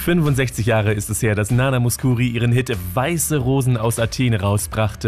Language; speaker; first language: German; native; German